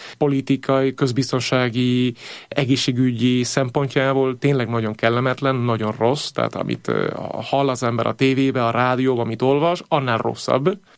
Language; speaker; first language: Hungarian; non-native, fluent; Spanish